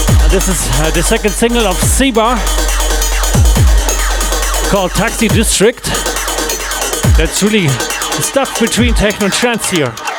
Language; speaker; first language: English; non-native, fluent; German